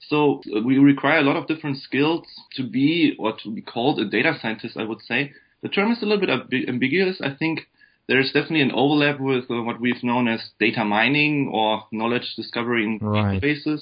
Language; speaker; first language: English; non-native, fluent; German